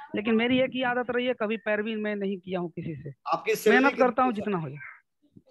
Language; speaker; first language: Hindi; native; Hindi